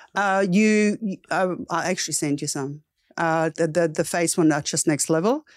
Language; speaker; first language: English; non-native, fluent; German